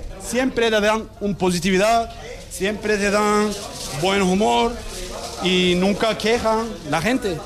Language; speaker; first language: Spanish; non-native, learner; Turkish